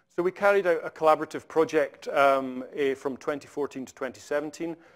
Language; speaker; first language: English; native; English